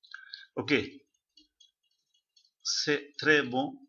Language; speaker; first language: French; non-native, fluent; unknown